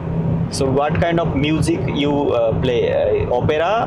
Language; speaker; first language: English; non-native, local second language; Hindi